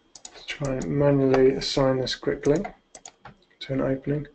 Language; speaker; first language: English; native; English